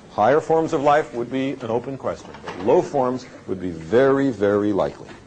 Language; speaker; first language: English; native; English